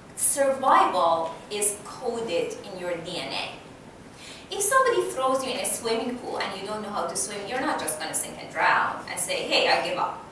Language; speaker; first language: English; non-native, fluent; Persian